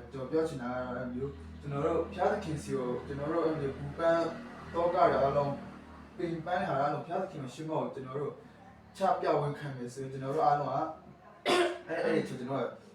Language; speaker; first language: Burmese; non-native, local second language; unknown